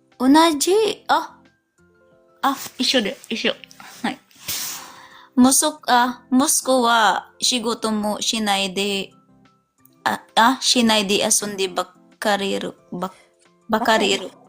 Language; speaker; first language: Japanese; non-native, learner; Filipino